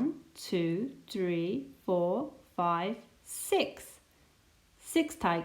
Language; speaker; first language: English; non-native, fluent; Spanish